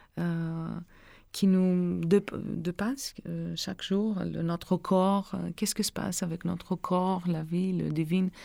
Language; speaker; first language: French; non-native, learner; Greek